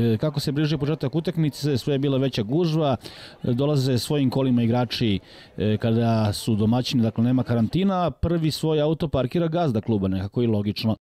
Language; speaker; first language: Serbian; native; Serbian